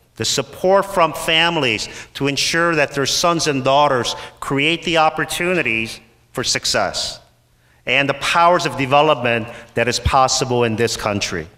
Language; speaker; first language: English; native; English